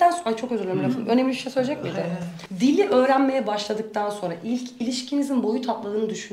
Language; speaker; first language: Turkish; native; Turkish